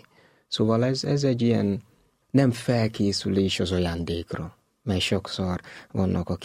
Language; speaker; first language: Hungarian; non-native, fluent; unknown